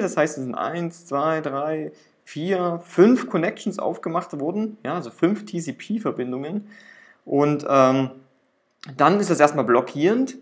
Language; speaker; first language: German; native; German